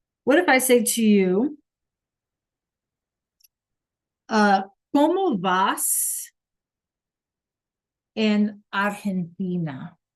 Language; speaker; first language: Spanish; non-native, fluent; English